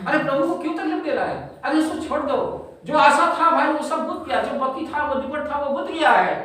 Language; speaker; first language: Hindi; non-native, local second language; Bangla